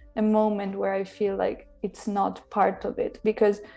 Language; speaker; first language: English; non-native, fluent; Italian